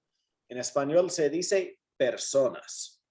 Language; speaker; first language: Spanish; non-native, fluent; English